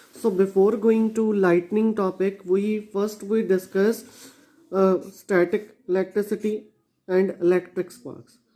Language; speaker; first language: English; non-native, local second language; Punjabi